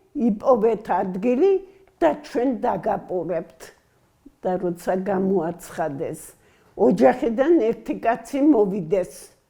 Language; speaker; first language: Georgian; native; Georgian